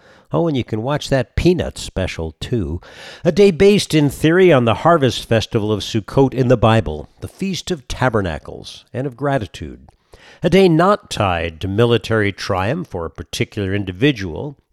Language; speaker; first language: English; native; English